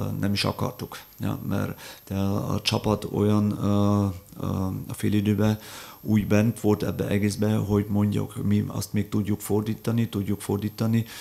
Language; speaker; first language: Hungarian; non-native, fluent; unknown